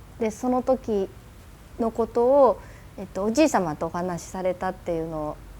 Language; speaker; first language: Japanese; native; Japanese